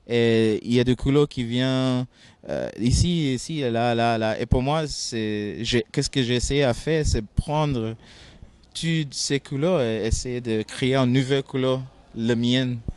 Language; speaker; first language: French; non-native, fluent; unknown